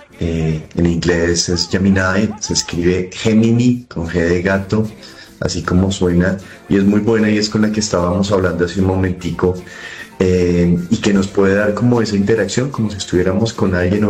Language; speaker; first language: Spanish; native; Spanish